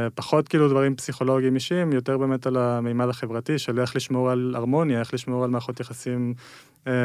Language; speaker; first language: Hebrew; early bilingual, other home language; Spanish